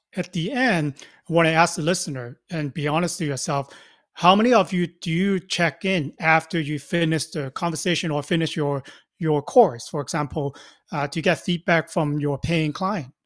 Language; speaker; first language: English; non-native, local second language; Cantonese